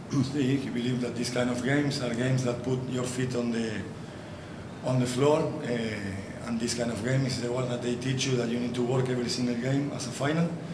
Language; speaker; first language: English; non-native, fluent; Spanish